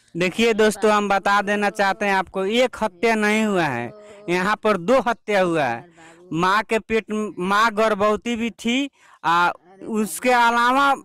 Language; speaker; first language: Hindi; non-native, local second language; Bhojpuri